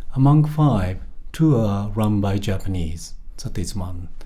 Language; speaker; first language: English; non-native, fluent; Japanese